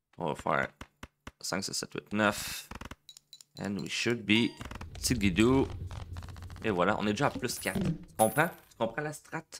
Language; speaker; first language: French; native; French